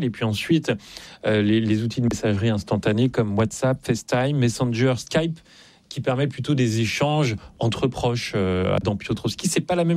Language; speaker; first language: French; native; French